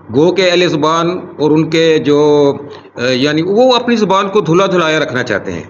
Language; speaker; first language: Urdu; non-native, local second language; Punjabi